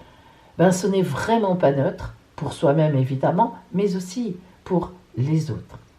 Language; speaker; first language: French; native; French